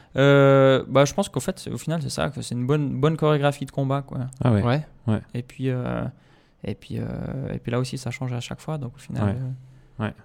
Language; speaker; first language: French; native; French